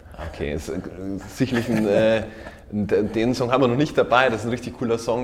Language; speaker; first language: German; native; German